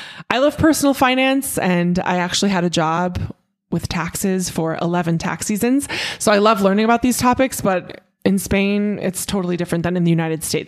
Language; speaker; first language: English; native; English